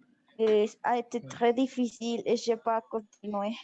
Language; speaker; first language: French; non-native, learner; Spanish